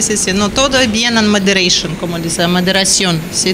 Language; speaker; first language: Spanish; non-native, learner; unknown